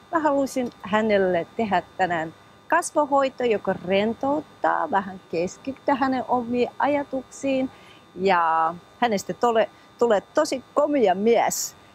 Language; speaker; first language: Finnish; non-native, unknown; Russian